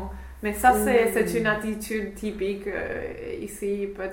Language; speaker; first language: French; non-native, fluent; English